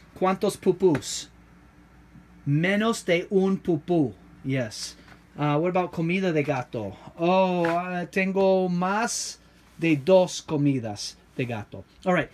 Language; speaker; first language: Spanish; non-native, fluent; English